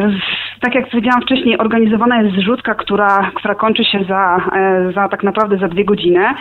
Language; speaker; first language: Polish; native; Polish